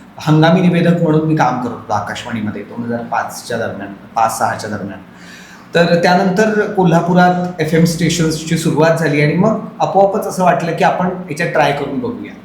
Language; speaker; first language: Marathi; native; Marathi